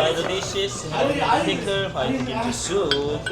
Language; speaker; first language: English; non-native, learner; Korean